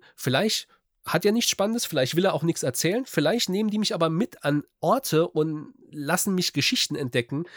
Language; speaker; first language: German; native; German